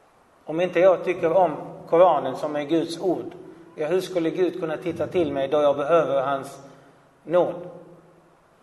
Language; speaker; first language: Swedish; non-native, fluent; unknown